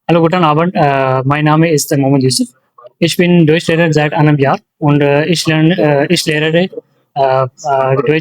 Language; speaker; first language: German; non-native, learner; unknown